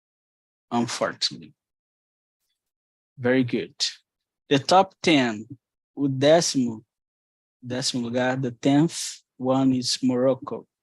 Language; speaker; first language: English; non-native, fluent; Portuguese